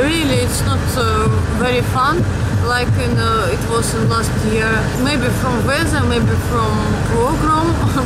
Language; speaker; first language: English; non-native, learner; Russian